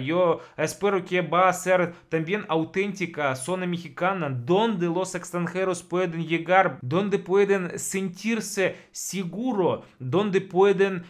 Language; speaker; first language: Spanish; non-native, fluent; Russian